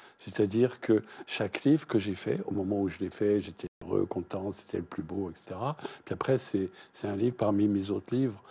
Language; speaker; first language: French; native; French